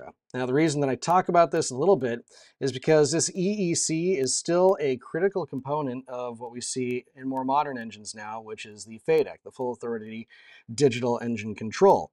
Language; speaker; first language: English; native; English